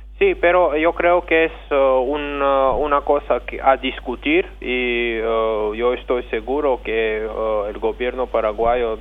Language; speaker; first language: Spanish; non-native, fluent; Russian